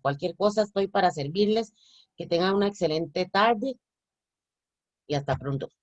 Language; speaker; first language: Spanish; native; Spanish